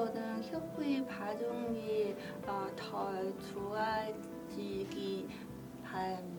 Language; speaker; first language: Korean; non-native, learner; Chinese